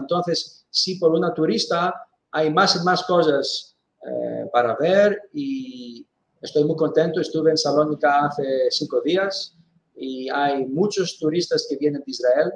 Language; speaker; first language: Spanish; non-native, fluent; Greek